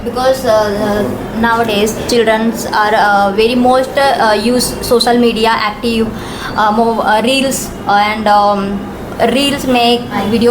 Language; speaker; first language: English; non-native, local second language; Hindi